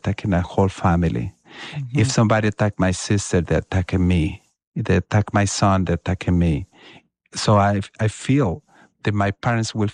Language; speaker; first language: English; non-native, fluent; Spanish